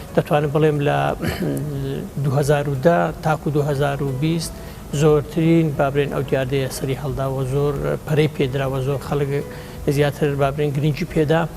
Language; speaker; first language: Central Kurdish; native; Central Kurdish